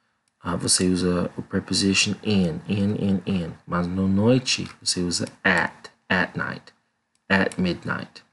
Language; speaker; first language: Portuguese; non-native, learner; English